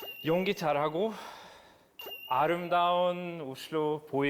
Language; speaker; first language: Korean; non-native, fluent; Norwegian